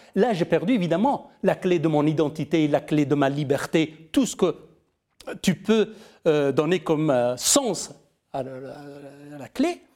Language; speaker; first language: French; non-native, fluent; Persian